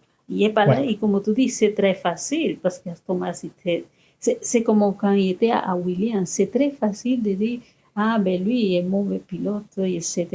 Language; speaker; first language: French; non-native, fluent; Spanish